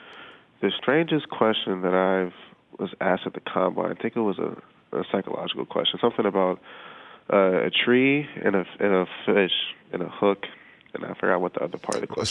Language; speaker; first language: English; native; English